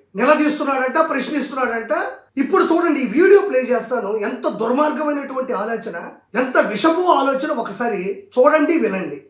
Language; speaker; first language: Telugu; native; Telugu